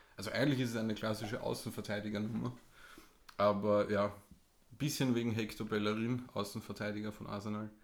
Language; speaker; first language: German; native; German